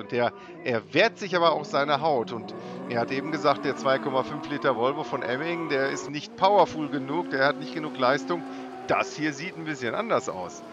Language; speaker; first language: German; native; German